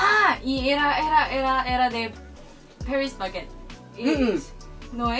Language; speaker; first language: Spanish; non-native, fluent; Korean